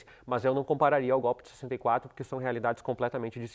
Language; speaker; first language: Portuguese; native; Portuguese